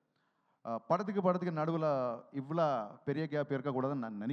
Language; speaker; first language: Tamil; non-native, learner; Telugu